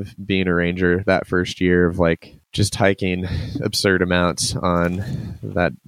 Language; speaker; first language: English; native; English